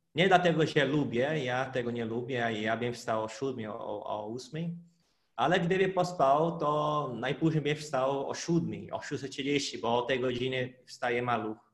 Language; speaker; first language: Polish; non-native, fluent; Portuguese